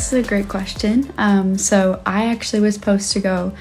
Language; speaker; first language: English; native; English